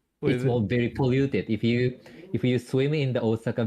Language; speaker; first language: English; non-native, fluent; Japanese